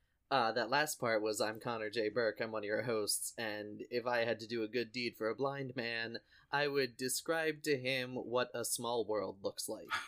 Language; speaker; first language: English; native; English